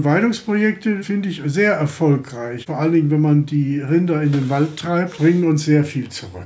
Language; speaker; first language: German; native; German